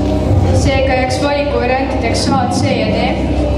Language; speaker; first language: Estonian; native; Estonian